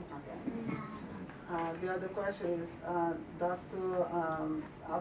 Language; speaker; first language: English; non-native, learner; Portuguese